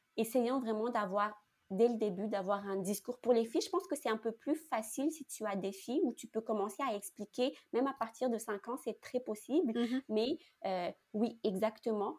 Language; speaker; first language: French; non-native, local second language; Malagasy